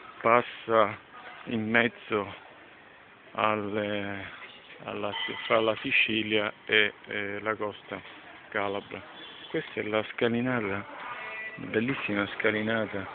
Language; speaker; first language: Italian; native; Italian